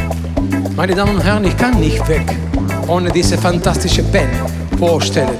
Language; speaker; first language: German; non-native, learner; Spanish